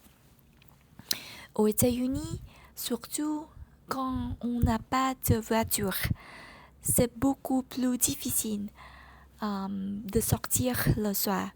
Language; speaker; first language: French; non-native, learner; Vietnamese